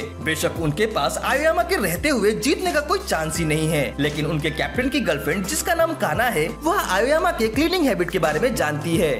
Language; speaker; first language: Hindi; native; Hindi